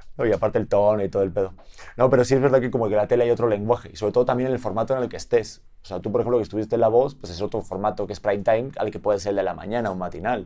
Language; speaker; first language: Spanish; native; Spanish